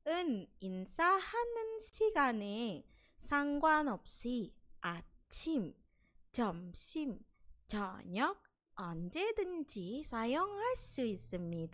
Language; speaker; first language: Korean; non-native, fluent; Indonesian